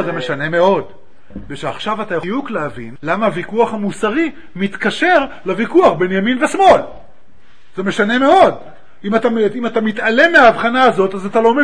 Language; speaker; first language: Hebrew; native; Hebrew